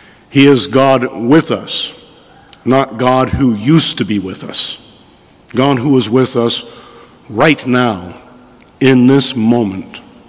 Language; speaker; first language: English; native; English